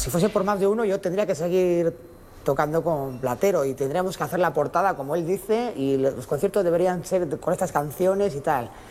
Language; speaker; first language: Spanish; native; Spanish